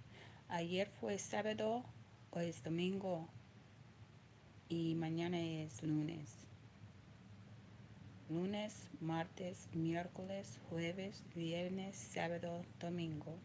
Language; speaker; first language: Spanish; non-native, learner; English